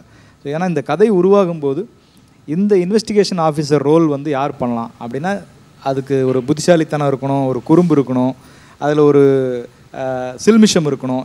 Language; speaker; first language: Tamil; native; Tamil